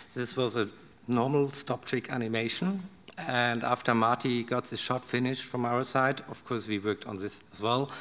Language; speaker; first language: English; non-native, learner; German